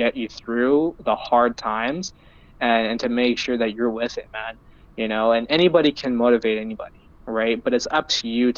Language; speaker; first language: English; native; English